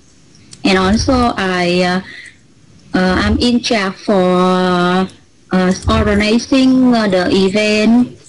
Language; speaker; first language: English; non-native, learner; Vietnamese